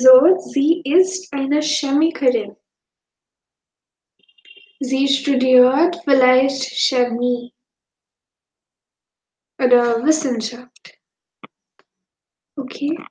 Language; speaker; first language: German; non-native, fluent; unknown